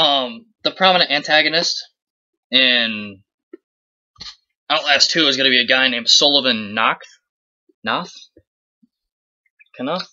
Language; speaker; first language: English; native; English